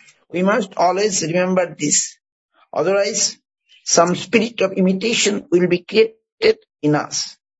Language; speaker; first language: English; non-native, local second language; Bangla